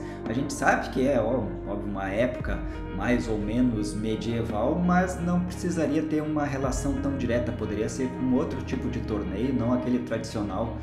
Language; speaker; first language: Portuguese; native; Portuguese